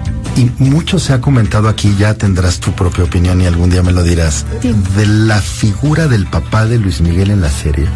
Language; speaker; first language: Spanish; native; Spanish